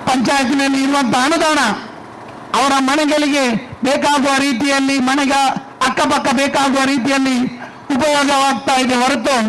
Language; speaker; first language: Kannada; non-native, local second language; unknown